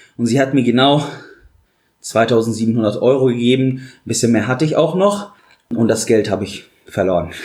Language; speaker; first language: German; non-native, fluent; Arabic